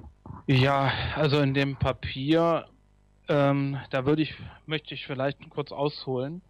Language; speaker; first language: German; native; German